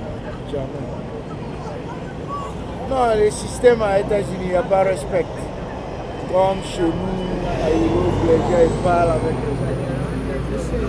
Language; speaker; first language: French; non-native, learner; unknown